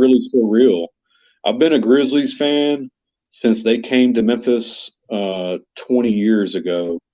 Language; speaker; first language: English; native; English